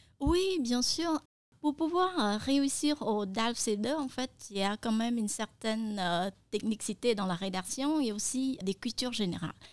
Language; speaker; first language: French; non-native, fluent; Khmer